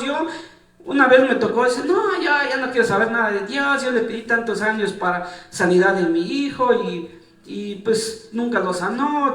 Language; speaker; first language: Spanish; native; Spanish